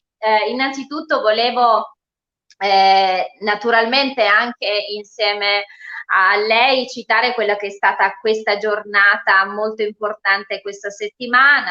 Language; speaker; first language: Italian; native; Italian